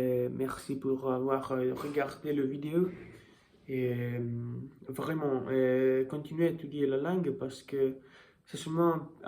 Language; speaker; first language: French; non-native, learner; Italian